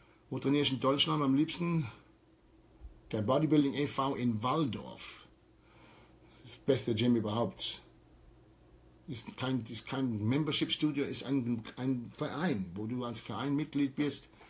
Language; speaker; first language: German; early bilingual, heritage; German